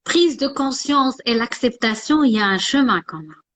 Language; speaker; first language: French; non-native, local second language; Arabic